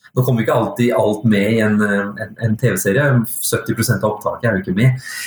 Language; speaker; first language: Norwegian; early bilingual, other home language; Urdu